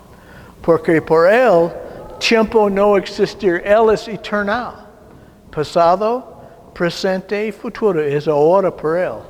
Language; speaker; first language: Spanish; non-native, learner; English